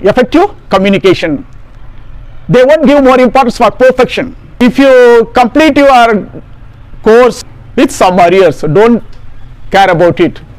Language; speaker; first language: English; non-native, local second language; Tamil